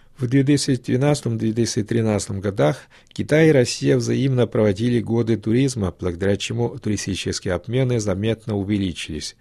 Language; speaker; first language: Russian; non-native, fluent; Chinese